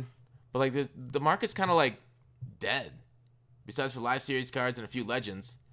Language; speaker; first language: English; native; English